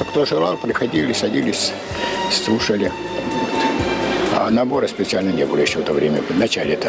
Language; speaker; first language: Russian; native; Russian